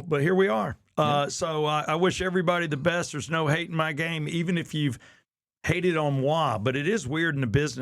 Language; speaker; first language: English; native; English